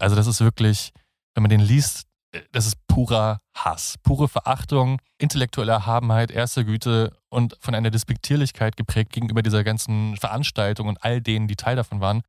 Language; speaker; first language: German; native; German